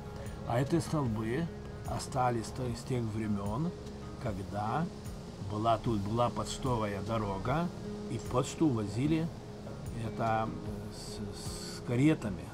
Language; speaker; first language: Russian; non-native, local second language; Lithuanian